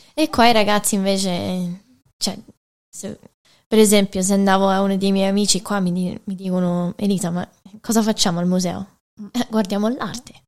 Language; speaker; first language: Italian; early bilingual, heritage; English